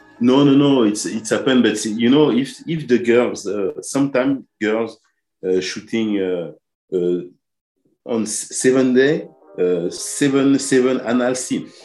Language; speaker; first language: English; non-native, learner; French